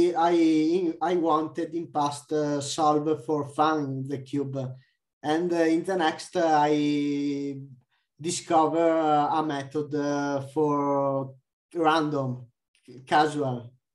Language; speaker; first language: English; non-native, learner; Italian